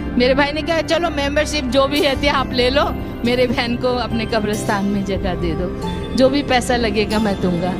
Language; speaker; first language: Hindi; native; Hindi